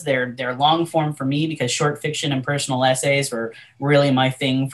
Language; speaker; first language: English; native; English